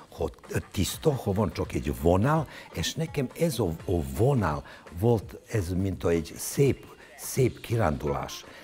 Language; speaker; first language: Hungarian; non-native, learner; Serbian